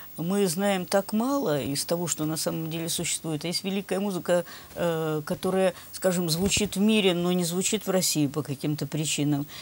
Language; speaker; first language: Russian; native; Russian